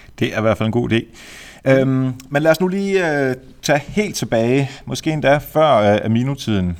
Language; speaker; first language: Danish; native; Danish